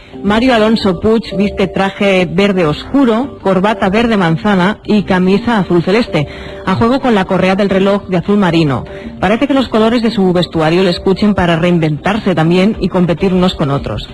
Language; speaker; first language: Spanish; native; Spanish